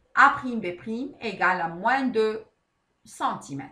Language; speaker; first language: French; non-native, local second language; Arabic